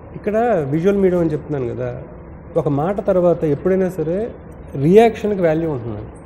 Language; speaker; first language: Telugu; native; Telugu